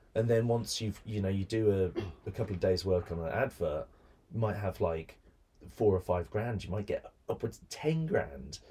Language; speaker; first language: English; native; English